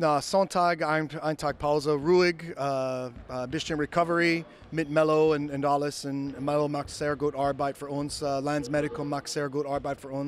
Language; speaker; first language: German; non-native, learner; English